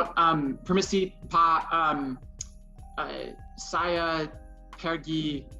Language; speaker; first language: Indonesian; non-native, learner; English